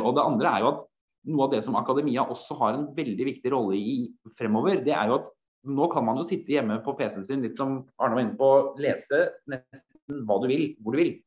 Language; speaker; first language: Norwegian; native; Norwegian